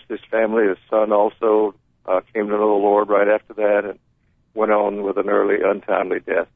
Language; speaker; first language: English; native; English